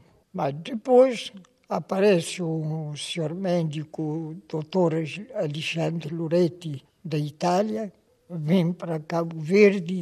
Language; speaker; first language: Portuguese; non-native, local second language; Kabuverdianu